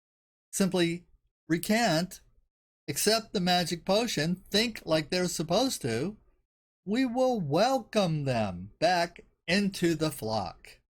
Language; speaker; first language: English; native; English